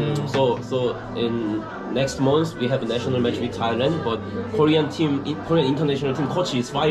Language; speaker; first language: English; non-native, fluent; Korean